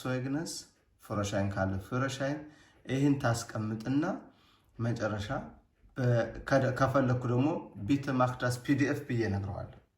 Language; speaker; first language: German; non-native, learner; Amharic